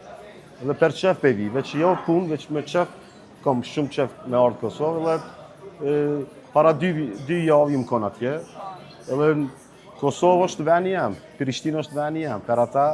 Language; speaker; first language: Albanian; early bilingual, heritage; Albanian